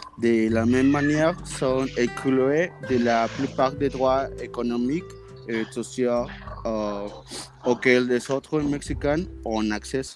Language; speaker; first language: French; non-native, learner; Spanish